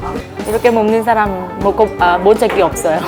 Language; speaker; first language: Korean; non-native, fluent; Vietnamese